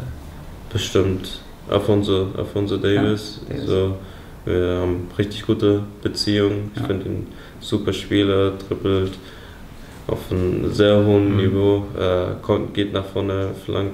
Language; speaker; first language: German; early bilingual, heritage; English